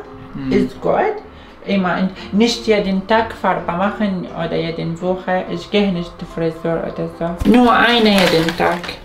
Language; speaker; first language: German; non-native, learner; Arabic